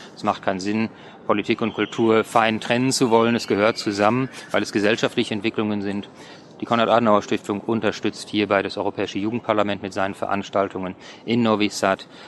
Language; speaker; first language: German; native; German